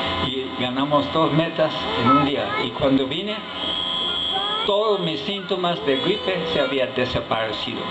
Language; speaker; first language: Spanish; non-native, fluent; English